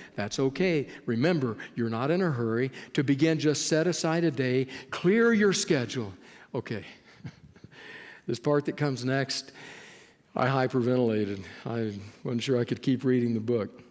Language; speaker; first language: English; native; English